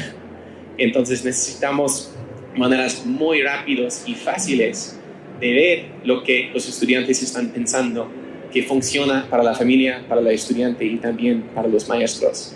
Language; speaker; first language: Spanish; non-native, learner; English